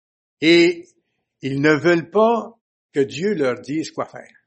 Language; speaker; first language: French; native; French